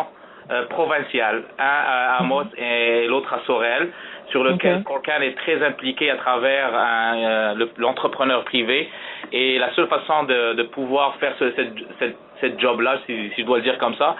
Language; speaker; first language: French; native; French